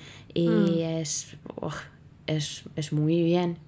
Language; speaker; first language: Spanish; non-native, fluent; Finnish